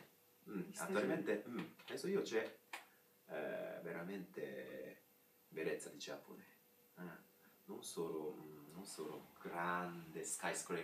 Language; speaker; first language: Italian; non-native, learner; Japanese